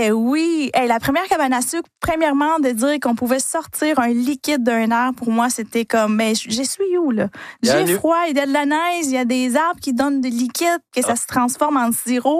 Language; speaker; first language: French; non-native, fluent; Spanish